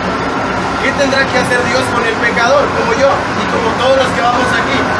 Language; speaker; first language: Spanish; native; Spanish